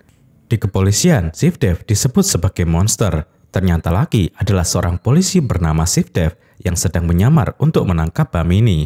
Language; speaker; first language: Indonesian; native; Indonesian